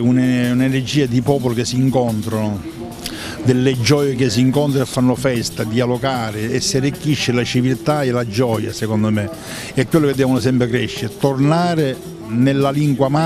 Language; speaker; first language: Italian; native; Italian